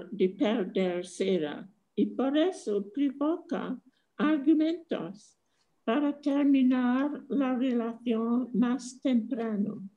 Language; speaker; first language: Spanish; non-native, fluent; English